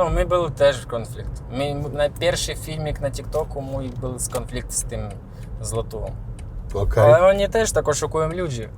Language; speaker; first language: Polish; non-native, learner; Ukrainian